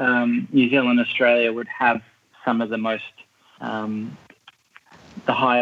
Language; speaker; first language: English; native; English